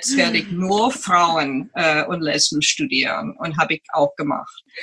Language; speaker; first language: German; non-native, fluent; English